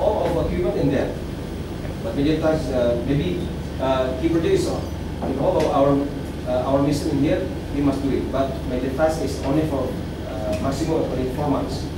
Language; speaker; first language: English; non-native, learner; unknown